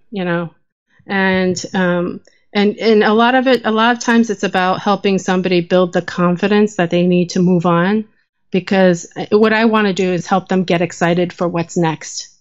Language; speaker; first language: English; early bilingual, other home language; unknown